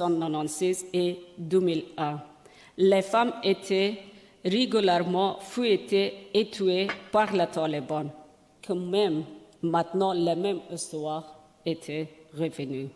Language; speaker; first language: French; non-native, learner; Persian